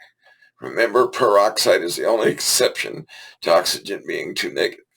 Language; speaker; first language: English; native; English